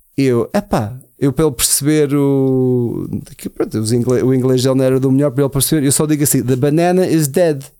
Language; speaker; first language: Portuguese; early bilingual, heritage; Portuguese